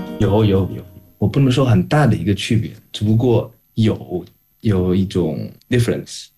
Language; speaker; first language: Chinese; early bilingual, heritage; Chinese